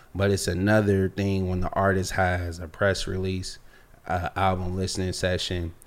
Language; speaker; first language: English; native; English